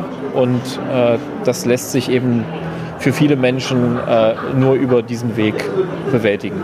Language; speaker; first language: German; native; German